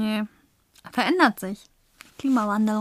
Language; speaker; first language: German; native; German